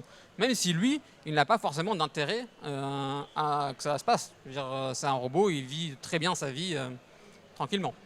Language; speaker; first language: French; native; French